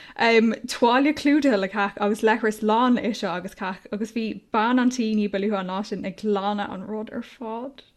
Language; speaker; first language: Irish; non-native, local second language; English